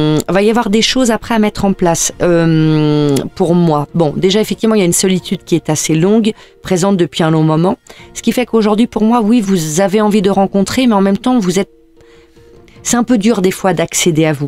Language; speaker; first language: French; native; French